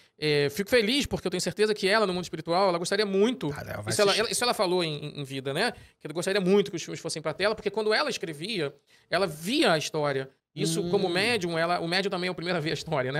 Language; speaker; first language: Portuguese; native; Portuguese